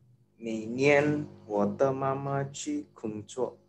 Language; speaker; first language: Chinese; non-native, learner; Indonesian